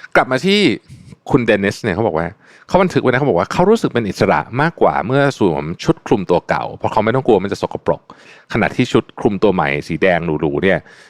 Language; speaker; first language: Thai; native; Thai